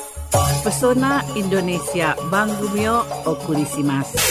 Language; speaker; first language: Japanese; non-native, fluent; Indonesian